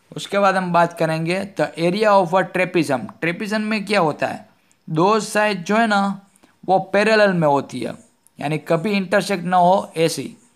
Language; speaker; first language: Hindi; non-native, local second language; Gujarati